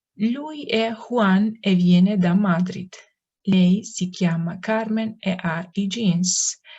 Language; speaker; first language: Italian; non-native, fluent; Turkish